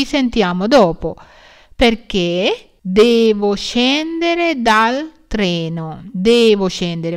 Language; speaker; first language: Italian; non-native, fluent; Sinhala